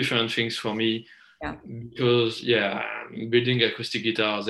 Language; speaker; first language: English; non-native, fluent; French